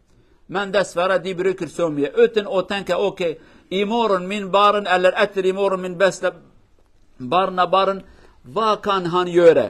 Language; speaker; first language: Norwegian; non-native, learner; Kurdish